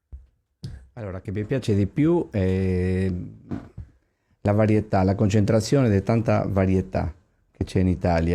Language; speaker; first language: Italian; non-native, fluent; Spanish